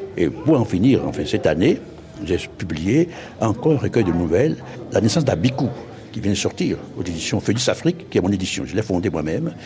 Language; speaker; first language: French; non-native, local second language; Fon